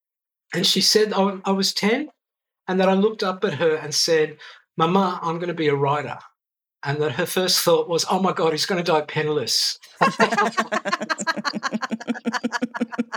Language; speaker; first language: English; non-native, local second language; Greek